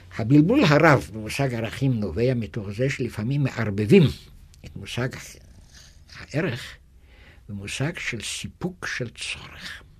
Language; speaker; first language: Hebrew; non-native, fluent; German